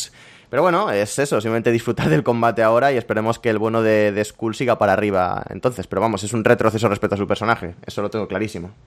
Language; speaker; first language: Spanish; native; Spanish